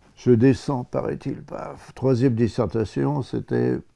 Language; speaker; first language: French; native; French